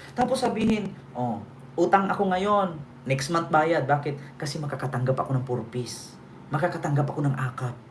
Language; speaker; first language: Filipino; non-native, local second language; Cebuano